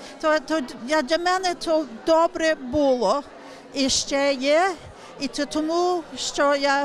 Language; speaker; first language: Ukrainian; early bilingual, heritage; English